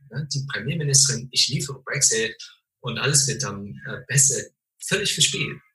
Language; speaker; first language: German; non-native, fluent; English